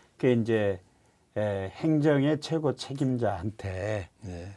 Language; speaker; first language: Korean; native; Korean